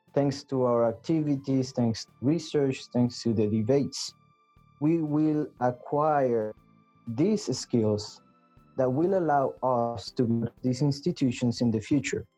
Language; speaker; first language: English; non-native, fluent; Spanish